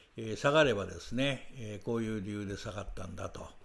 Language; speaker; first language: Japanese; native; Japanese